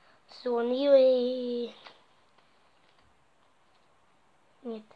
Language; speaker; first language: Swedish; non-native, local second language; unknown